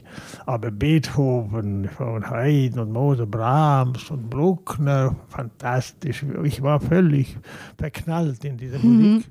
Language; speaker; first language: German; non-native, fluent; Swedish